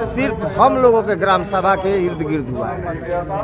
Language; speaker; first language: Hindi; native; Hindi